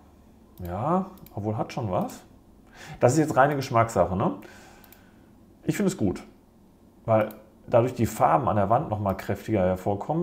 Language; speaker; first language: German; native; German